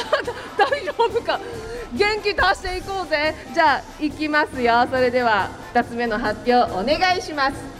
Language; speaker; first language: Japanese; native; Japanese